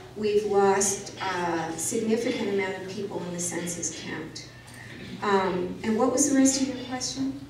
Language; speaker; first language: English; native; English